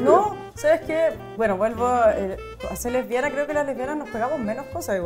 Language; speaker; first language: Spanish; native; Spanish